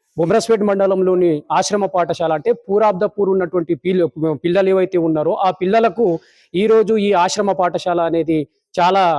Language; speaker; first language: Telugu; non-native, local second language; Lambadi